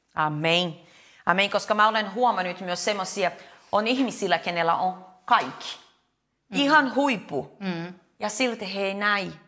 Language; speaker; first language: Finnish; non-native, learner; Portuguese